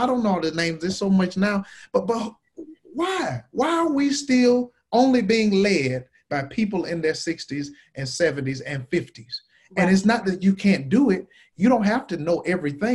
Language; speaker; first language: English; native; English